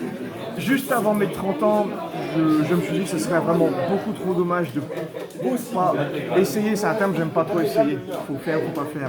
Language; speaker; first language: French; native; French